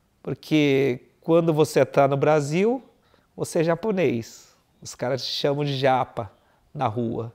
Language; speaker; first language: Portuguese; early bilingual, other home language; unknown